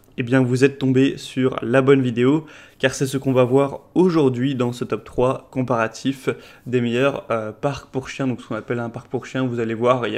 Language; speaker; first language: French; native; French